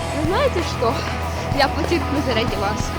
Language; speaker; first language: Russian; non-native, local second language; Ukrainian